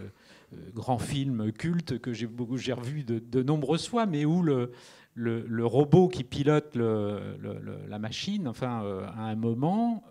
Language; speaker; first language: French; native; French